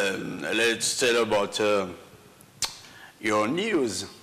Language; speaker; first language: English; non-native, learner; Malagasy